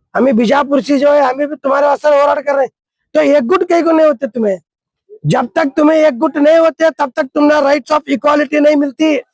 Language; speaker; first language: Hindi; non-native, local second language; Kannada